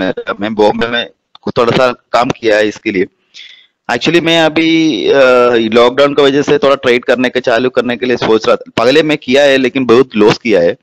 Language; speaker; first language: Hindi; non-native, local second language; Malayalam